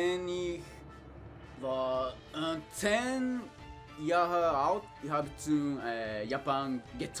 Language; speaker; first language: German; non-native, learner; Portuguese